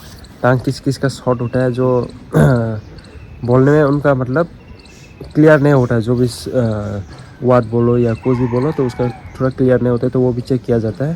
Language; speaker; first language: Hindi; non-native, local second language; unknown